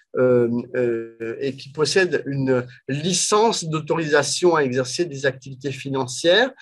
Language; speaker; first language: French; native; French